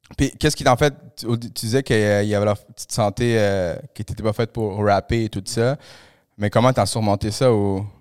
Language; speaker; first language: French; early bilingual, other home language; Spanish